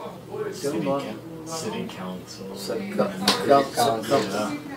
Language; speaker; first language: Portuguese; non-native, learner; English